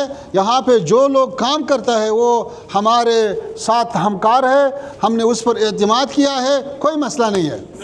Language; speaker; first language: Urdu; non-native, learner; Pashto